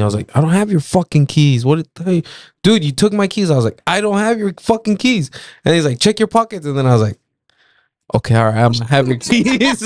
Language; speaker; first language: English; early bilingual, other home language; Spanish